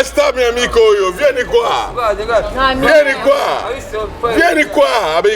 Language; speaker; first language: Italian; non-native, learner; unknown